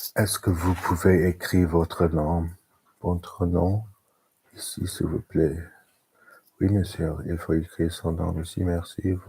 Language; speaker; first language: French; non-native, learner; English